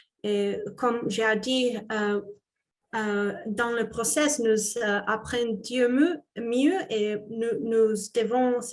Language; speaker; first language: French; non-native, fluent; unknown